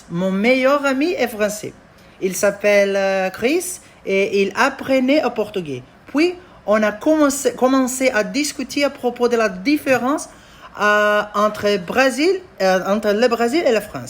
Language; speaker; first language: French; non-native, fluent; Portuguese